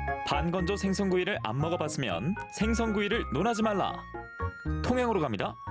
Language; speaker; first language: Korean; native; Korean